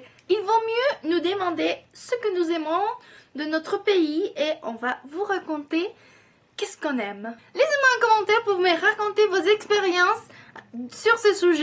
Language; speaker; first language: French; non-native, fluent; Spanish